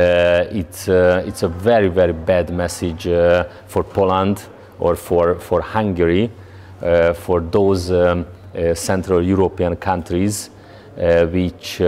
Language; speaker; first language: English; non-native, learner; Hungarian